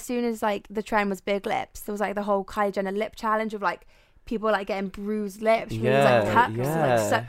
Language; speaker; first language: English; native; English